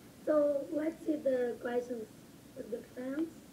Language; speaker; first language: English; non-native, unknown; Portuguese